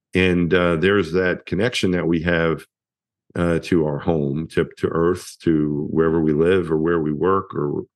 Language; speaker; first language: English; native; English